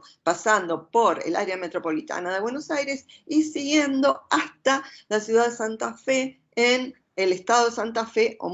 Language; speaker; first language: Spanish; native; Spanish